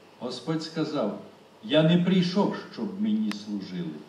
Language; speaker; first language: Ukrainian; native; Ukrainian